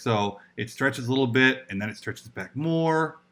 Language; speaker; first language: English; native; English